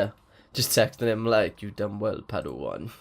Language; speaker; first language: English; native; English